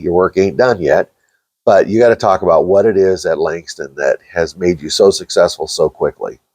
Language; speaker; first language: English; native; English